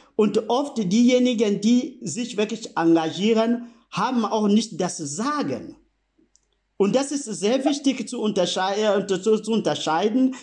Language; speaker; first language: German; non-native, fluent; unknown